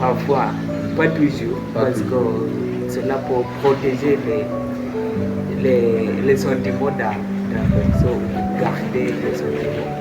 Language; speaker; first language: French; non-native, learner; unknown